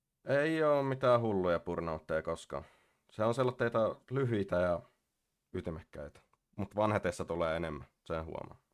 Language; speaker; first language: Finnish; native; Finnish